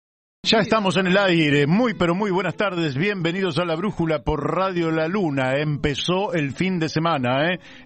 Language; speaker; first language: Spanish; native; Spanish